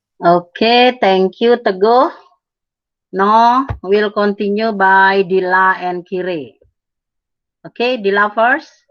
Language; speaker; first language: English; non-native, fluent; Indonesian